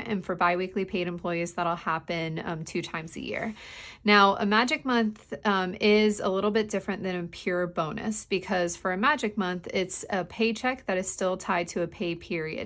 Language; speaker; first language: English; native; English